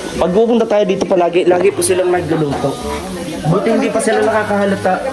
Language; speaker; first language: Filipino; non-native, local second language; Cebuano